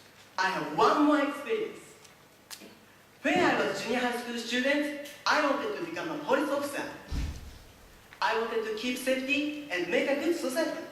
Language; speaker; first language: English; non-native, learner; Japanese